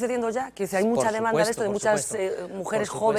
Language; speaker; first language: Spanish; native; Spanish